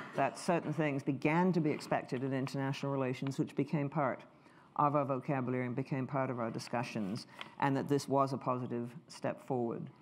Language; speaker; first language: English; native; English